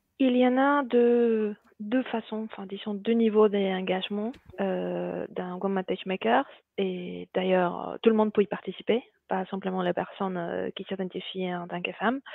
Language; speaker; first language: French; non-native, fluent; Spanish